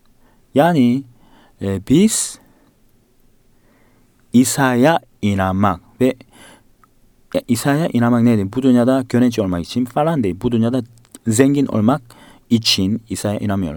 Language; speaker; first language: Turkish; non-native, fluent; Korean